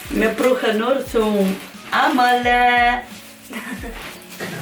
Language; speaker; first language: German; non-native, learner; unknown